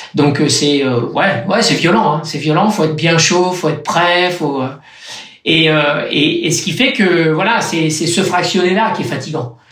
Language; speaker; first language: French; native; French